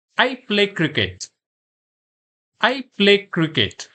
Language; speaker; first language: English; non-native, fluent; Gujarati